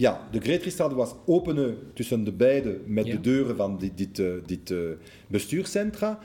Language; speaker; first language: Dutch; non-native, local second language; French